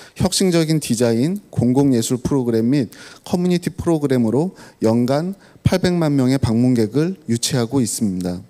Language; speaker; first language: Korean; native; Korean